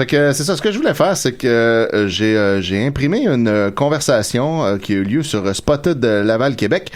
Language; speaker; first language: French; native; French